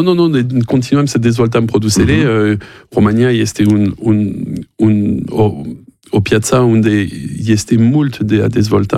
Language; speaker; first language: Romanian; non-native, learner; French